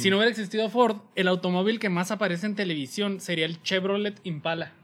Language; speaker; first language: Spanish; native; Spanish